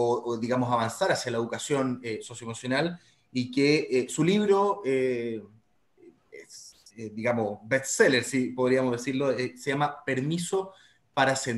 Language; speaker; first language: Spanish; native; Spanish